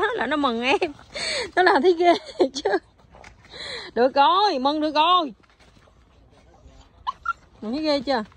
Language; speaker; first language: Vietnamese; native; Vietnamese